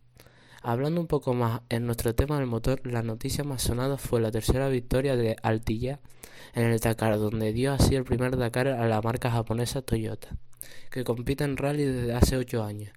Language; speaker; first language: Spanish; native; Spanish